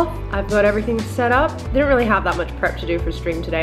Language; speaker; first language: English; native; English